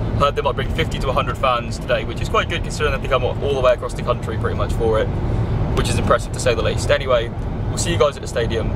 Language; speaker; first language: English; native; English